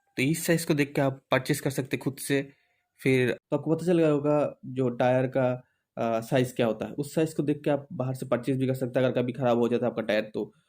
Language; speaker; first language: Hindi; non-native, local second language; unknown